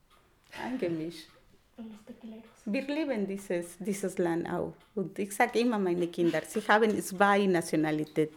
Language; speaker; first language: German; non-native, learner; Spanish